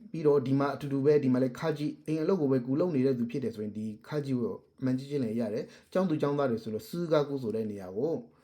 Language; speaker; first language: Burmese; native; Burmese